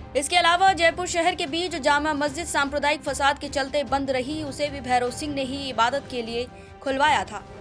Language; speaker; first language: Hindi; native; Hindi